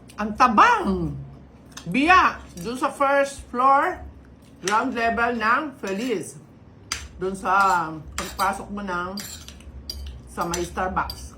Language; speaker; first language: Filipino; native; Filipino